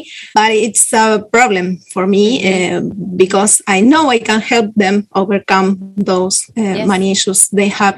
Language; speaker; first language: English; non-native, learner; Spanish